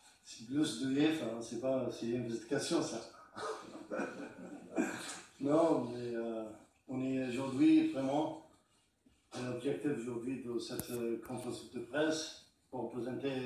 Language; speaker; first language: French; non-native, learner; Arabic